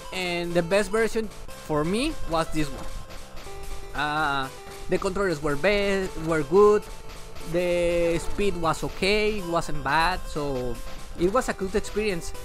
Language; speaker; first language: English; non-native, fluent; Spanish